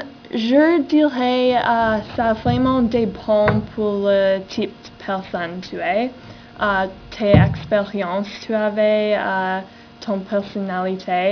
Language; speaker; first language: French; non-native, learner; English